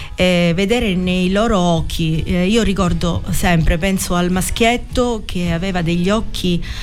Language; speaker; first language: Italian; native; Italian